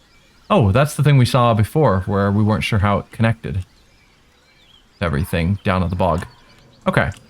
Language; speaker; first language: English; native; English